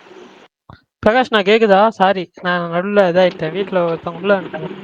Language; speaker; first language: Tamil; native; Tamil